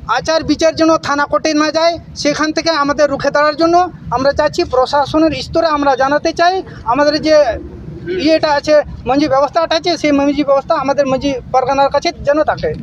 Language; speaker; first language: Bangla; non-native, local second language; Santali